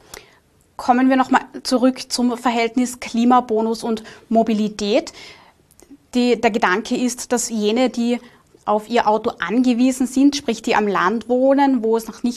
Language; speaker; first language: German; native; German